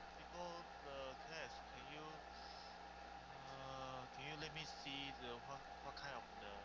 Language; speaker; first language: English; non-native, learner; Chinese